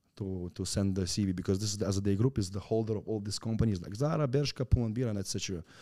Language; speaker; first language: English; non-native, fluent; Russian